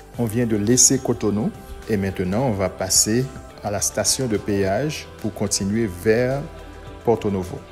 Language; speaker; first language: French; non-native, local second language; Haitian Creole